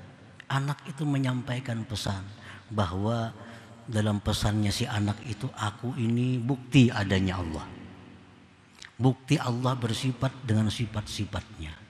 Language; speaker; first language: Indonesian; non-native, local second language; Banjar